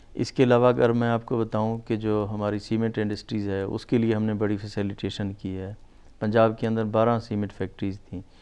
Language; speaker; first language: Urdu; non-native, local second language; Baluchi